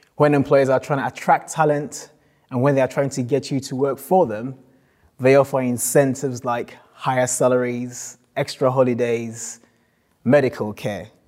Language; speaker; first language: English; non-native, local second language; Akan